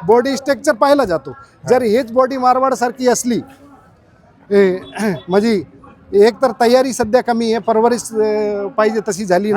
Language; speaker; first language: Marathi; non-native, fluent; Hindi